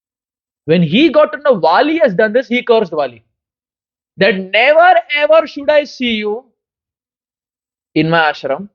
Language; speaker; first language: English; non-native, local second language; Hindi